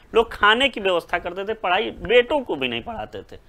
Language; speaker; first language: Hindi; native; Hindi